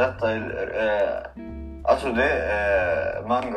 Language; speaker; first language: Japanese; non-native, learner; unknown